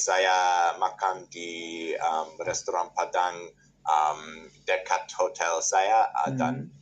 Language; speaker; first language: Indonesian; non-native, learner; English